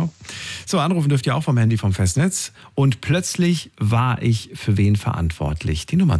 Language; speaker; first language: German; native; German